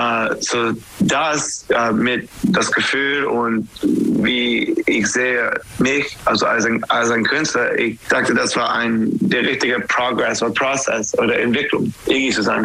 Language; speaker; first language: German; non-native, learner; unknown